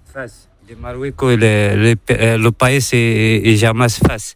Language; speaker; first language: Spanish; non-native, learner; Arabic